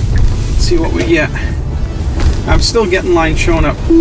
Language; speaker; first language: English; native; English